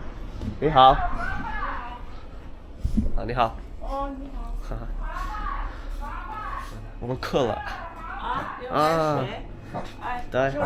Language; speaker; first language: Chinese; non-native, learner; English